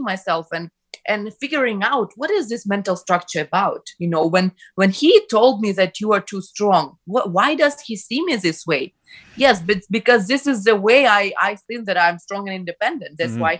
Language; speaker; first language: English; non-native, fluent; Ukrainian